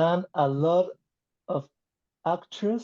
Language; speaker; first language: English; non-native, learner; Spanish